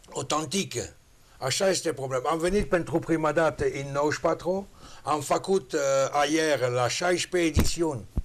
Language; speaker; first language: Romanian; non-native, learner; French